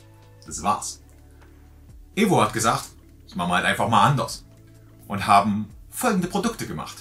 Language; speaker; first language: German; native; German